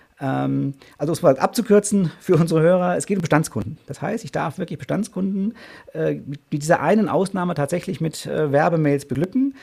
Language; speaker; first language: German; native; German